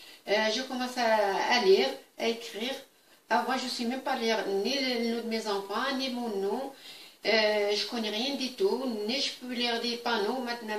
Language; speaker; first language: French; non-native, learner; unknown